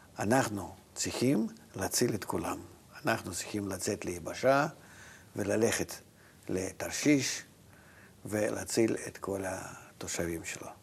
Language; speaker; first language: Hebrew; non-native, fluent; Russian